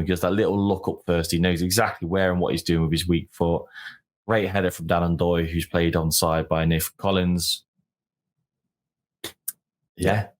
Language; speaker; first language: English; native; English